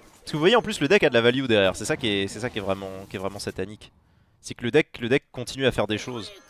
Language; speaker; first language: French; native; French